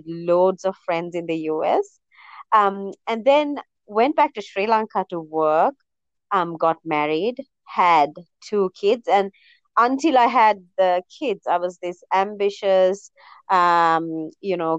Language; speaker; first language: English; non-native, local second language; Sinhala